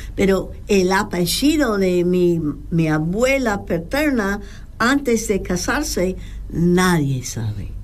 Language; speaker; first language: Spanish; non-native, fluent; English